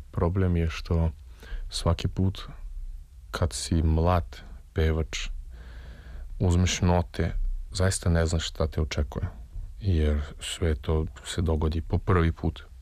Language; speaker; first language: Serbian; non-native, fluent; Russian